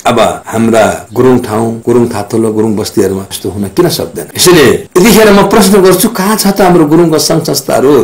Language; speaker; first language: Nepali; non-native, local second language; Gurung